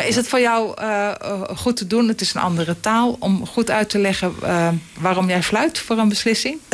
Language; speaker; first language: Dutch; native; Dutch